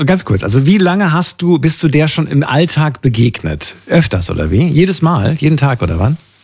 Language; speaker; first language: German; native; German